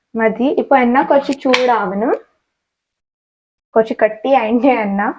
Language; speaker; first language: Malayalam; native; Malayalam